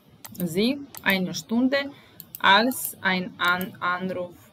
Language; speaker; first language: German; non-native, fluent; Serbian